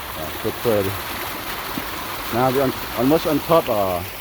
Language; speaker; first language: English; non-native, learner; Lao